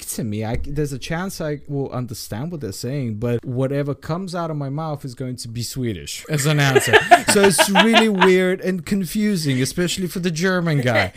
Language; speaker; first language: English; non-native, fluent; Bulgarian